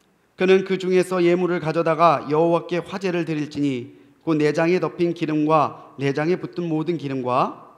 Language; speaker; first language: Korean; native; Korean